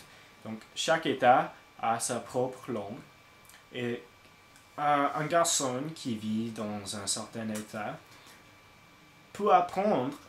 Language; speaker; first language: French; non-native, learner; English